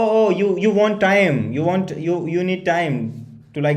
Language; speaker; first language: English; non-native, learner; Hindi